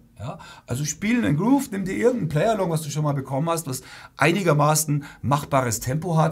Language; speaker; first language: German; native; German